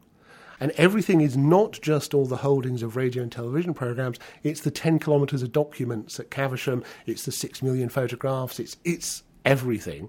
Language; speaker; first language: English; native; English